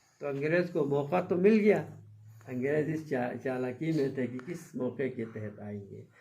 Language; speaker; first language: Urdu; non-native, local second language; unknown